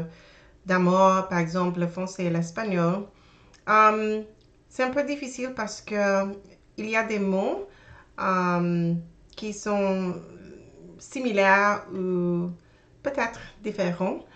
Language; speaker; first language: French; non-native, learner; English